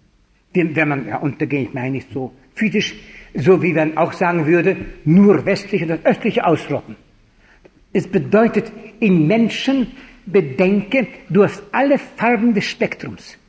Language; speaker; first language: German; non-native, fluent; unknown